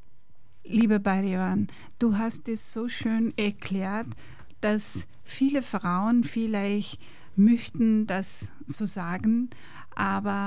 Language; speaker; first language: German; non-native, learner; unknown